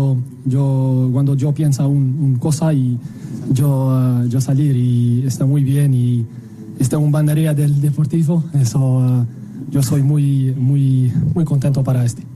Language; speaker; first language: Spanish; non-native, learner; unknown